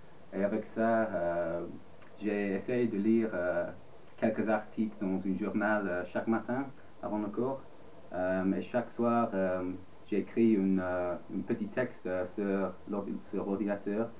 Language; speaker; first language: French; non-native, fluent; English